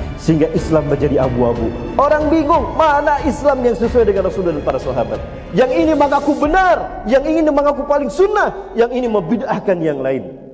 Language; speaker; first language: Indonesian; native; Indonesian